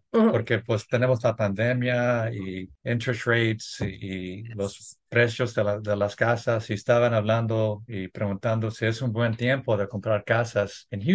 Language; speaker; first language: Spanish; early bilingual, heritage; English